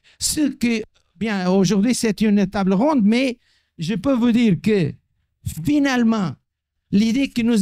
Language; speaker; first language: French; non-native, fluent; Portuguese